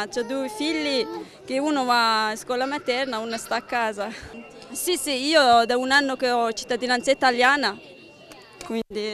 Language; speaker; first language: Italian; non-native, local second language; Hazaragi